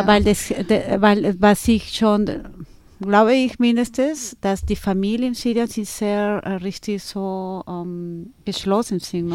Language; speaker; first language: German; non-native, fluent; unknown